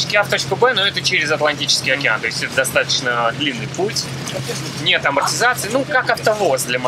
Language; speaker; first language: Russian; native; Russian